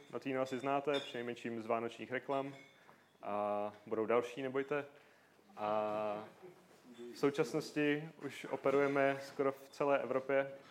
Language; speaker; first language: Czech; native; Czech